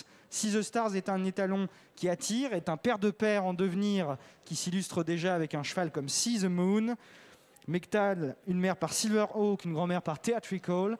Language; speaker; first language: French; native; French